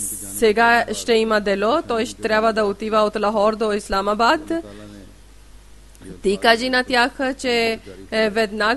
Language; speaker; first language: Bulgarian; non-native, learner; Urdu